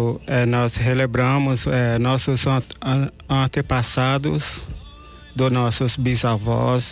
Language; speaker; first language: Portuguese; non-native, local second language; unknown